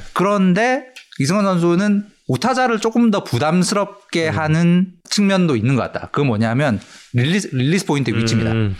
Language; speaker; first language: Korean; native; Korean